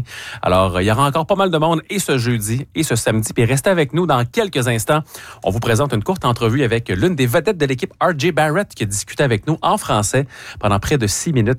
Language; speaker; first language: French; native; French